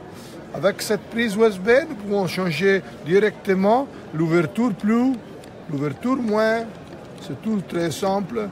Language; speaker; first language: French; non-native, fluent; Italian